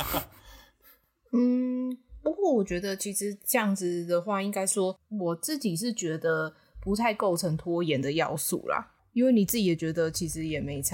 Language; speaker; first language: Chinese; native; Chinese